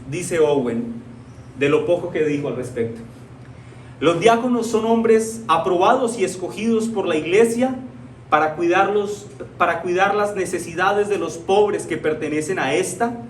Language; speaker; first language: Spanish; native; Spanish